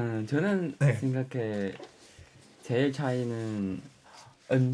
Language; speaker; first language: Korean; non-native, learner; Chinese